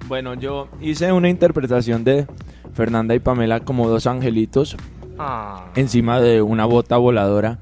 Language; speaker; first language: Spanish; native; Spanish